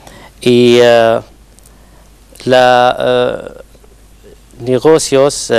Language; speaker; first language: Spanish; non-native, learner; Arabic